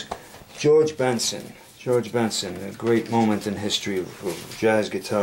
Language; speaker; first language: English; native; English